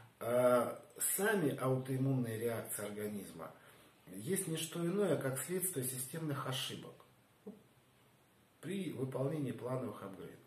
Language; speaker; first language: Russian; native; Russian